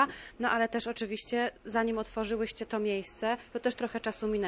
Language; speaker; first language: Polish; native; Polish